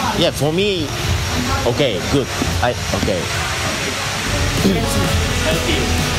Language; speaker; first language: English; non-native, learner; Japanese